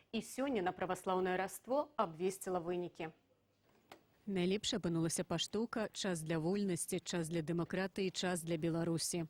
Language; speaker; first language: Belarusian; native; Belarusian